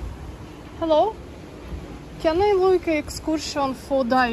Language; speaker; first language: English; non-native, learner; Russian